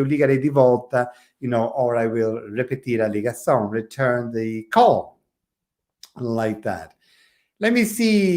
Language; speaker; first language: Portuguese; non-native, fluent; English